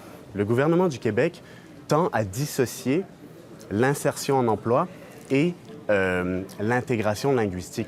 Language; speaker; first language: French; native; French